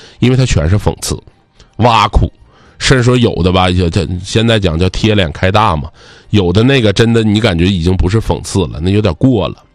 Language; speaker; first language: Chinese; native; Chinese